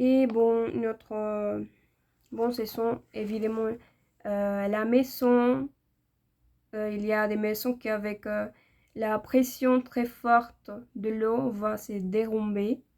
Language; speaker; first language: French; non-native, learner; Spanish